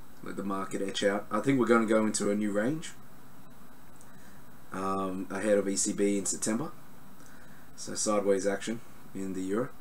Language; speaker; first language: English; native; English